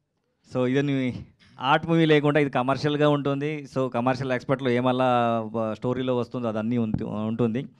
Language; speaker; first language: Telugu; non-native, learner; Kannada